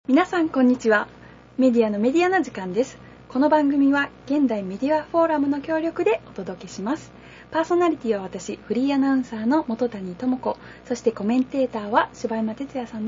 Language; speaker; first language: Japanese; native; Japanese